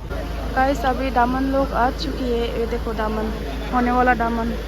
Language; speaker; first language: Hindi; non-native, local second language; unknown